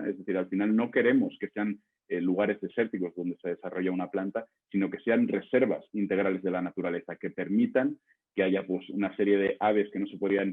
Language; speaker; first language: Spanish; native; Spanish